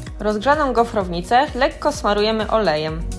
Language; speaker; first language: Polish; native; Polish